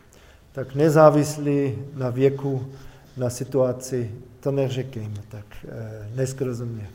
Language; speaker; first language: Czech; non-native, fluent; German